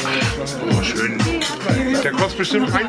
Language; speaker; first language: German; native; German